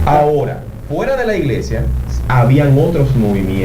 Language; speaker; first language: Spanish; native; Spanish